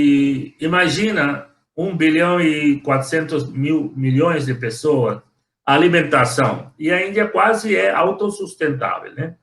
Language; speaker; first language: Portuguese; non-native, fluent; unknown